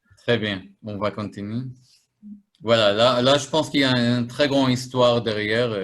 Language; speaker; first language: French; non-native, fluent; Hebrew